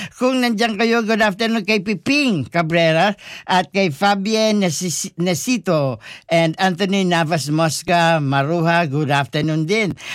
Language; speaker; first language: Filipino; non-native, local second language; Bikol